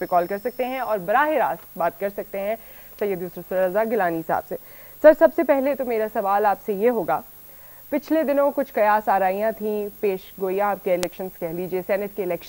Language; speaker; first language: Urdu; native; Urdu